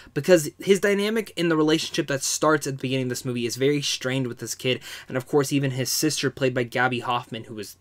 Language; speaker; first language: English; native; English